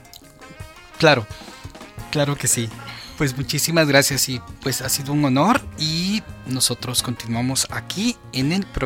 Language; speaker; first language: Spanish; native; Spanish